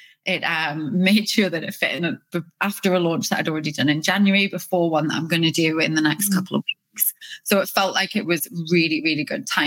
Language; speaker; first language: English; native; English